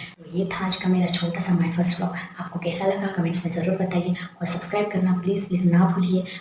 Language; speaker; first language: Hindi; non-native, local second language; Marathi